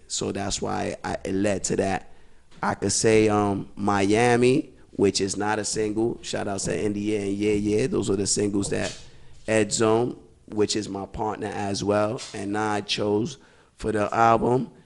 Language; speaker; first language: English; early bilingual, other home language; Spanish